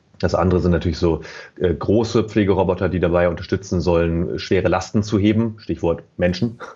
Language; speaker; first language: German; native; German